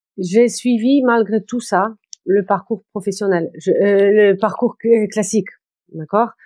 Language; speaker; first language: French; non-native, fluent; Polish